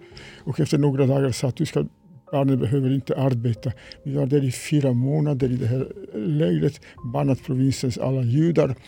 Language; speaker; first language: Swedish; non-native, fluent; Serbian